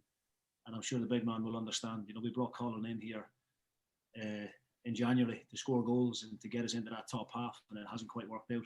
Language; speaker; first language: English; native; English